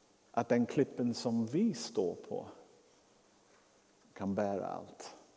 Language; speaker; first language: Swedish; non-native, fluent; English